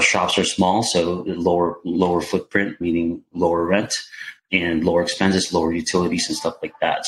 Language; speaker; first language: English; non-native, local second language; Filipino